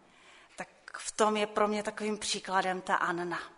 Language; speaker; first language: Czech; non-native, local second language; Polish